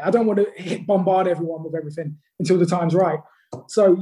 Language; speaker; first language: English; native; English